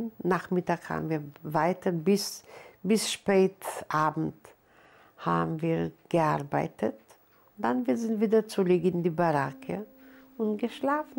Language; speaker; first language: German; non-native, learner; Polish